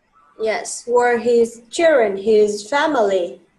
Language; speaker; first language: English; non-native, fluent; Vietnamese